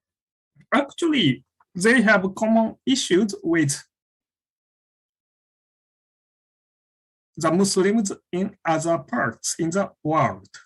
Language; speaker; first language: English; non-native, fluent; Japanese